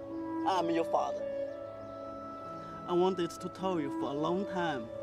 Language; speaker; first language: English; non-native, learner; Chinese